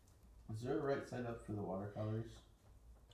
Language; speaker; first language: English; native; English